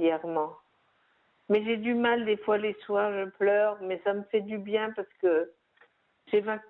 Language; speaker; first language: French; native; French